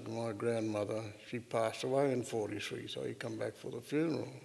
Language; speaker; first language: English; native; English